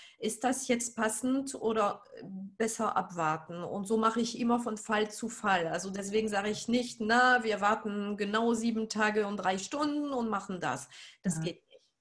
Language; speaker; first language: German; non-native, fluent; French